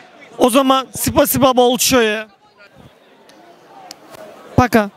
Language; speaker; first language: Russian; non-native, learner; Turkish